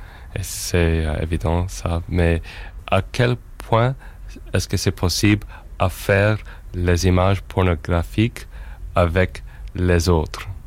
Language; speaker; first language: French; non-native, fluent; English